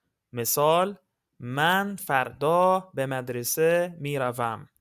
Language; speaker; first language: Persian; non-native, fluent; Arabic